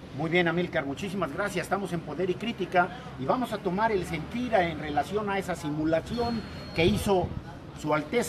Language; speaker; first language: Spanish; native; Spanish